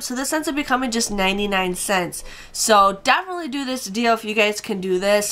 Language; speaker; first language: English; native; English